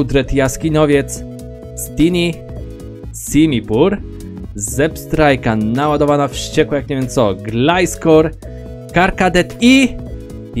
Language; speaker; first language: Polish; native; Polish